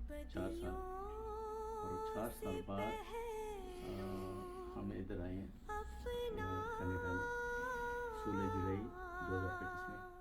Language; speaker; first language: Hindi; non-native, fluent; Pashto